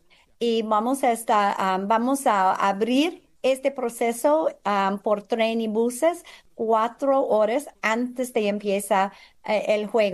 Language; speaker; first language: Spanish; non-native, fluent; English